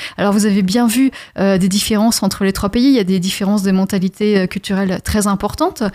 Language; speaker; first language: French; native; French